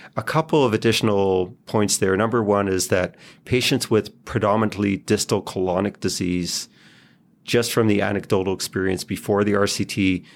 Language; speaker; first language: English; non-native, fluent; Hebrew